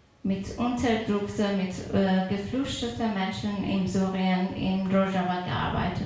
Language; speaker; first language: German; non-native, fluent; Persian